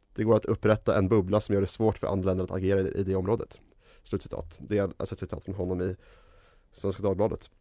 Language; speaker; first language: Swedish; native; Swedish